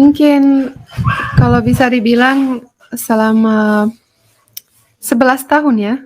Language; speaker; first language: Indonesian; non-native, fluent; Finnish